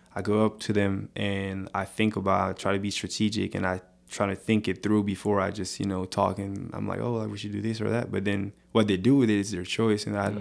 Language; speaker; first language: English; non-native, fluent; French